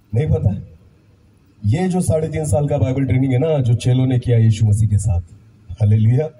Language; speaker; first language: Hindi; non-native, local second language; Marathi